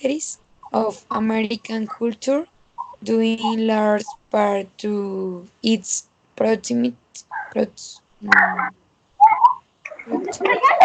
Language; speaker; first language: English; non-native, learner; Spanish